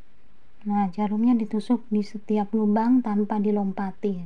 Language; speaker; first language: Indonesian; native; Indonesian